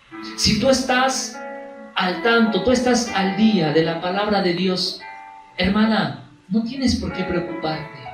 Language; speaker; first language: Spanish; native; Spanish